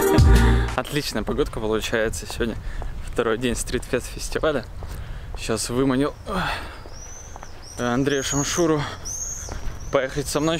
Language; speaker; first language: Russian; native; Russian